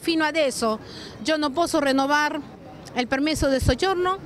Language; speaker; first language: Italian; non-native, fluent; Spanish